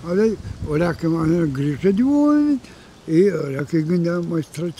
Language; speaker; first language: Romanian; non-native, local second language; Gagauz